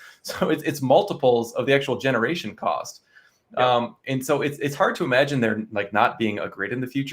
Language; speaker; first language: English; native; English